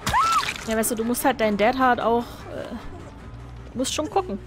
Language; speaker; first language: German; native; German